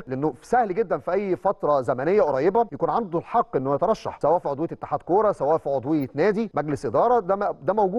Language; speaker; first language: Arabic; native; Arabic